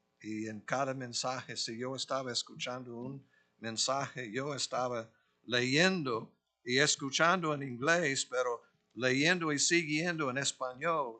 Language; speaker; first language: Spanish; non-native, fluent; English